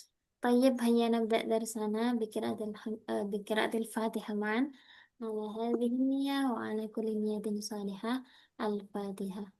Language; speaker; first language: Arabic; non-native, fluent; Indonesian